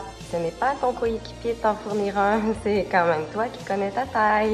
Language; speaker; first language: French; native; French